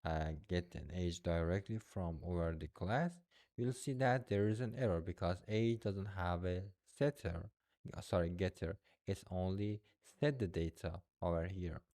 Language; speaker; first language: English; non-native, fluent; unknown